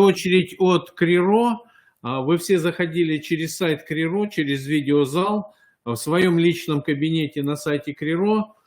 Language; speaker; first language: Russian; native; Russian